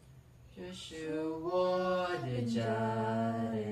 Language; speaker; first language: Chinese; non-native, learner; Cebuano